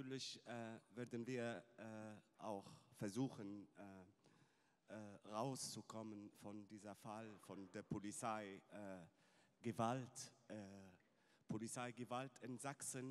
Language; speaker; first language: German; non-native, fluent; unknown